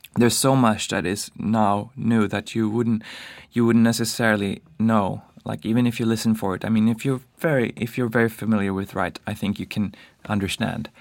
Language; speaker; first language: English; non-native, fluent; Swedish